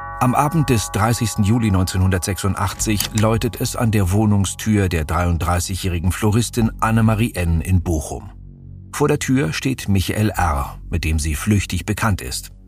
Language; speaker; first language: German; native; German